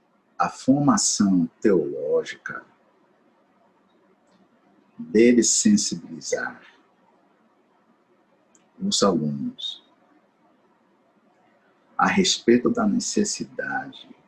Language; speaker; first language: Portuguese; non-native, fluent; English